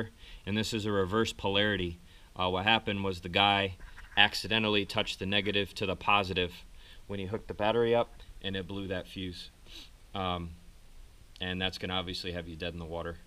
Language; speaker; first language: English; native; English